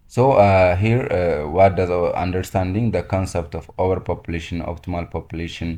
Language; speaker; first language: English; non-native, local second language; Amharic